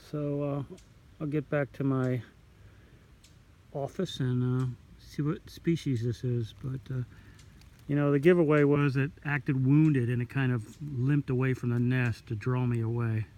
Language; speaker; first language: English; native; English